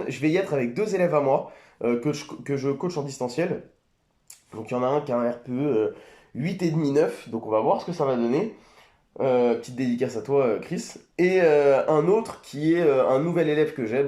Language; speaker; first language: French; native; French